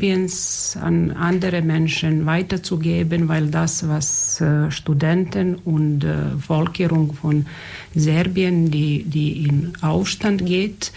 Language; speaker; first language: German; non-native, fluent; Serbian